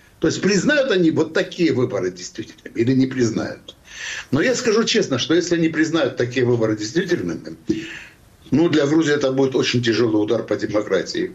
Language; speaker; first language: Russian; non-native, local second language; Georgian